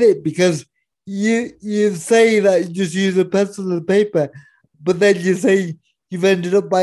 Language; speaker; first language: English; native; English